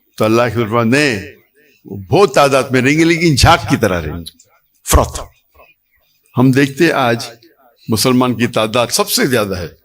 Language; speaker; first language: Urdu; non-native, local second language; Konkani